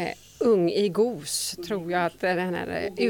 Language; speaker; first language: Swedish; native; Swedish